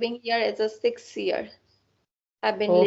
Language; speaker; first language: English; non-native, learner; Assamese